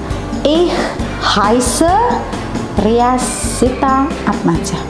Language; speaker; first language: German; non-native, fluent; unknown